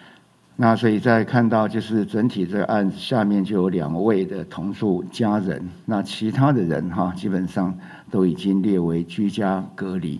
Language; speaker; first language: Chinese; native; Chinese